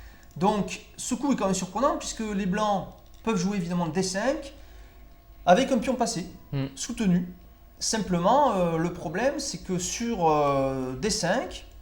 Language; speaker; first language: French; native; French